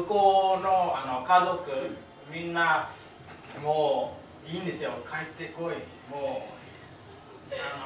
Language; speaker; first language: Japanese; non-native, fluent; Vietnamese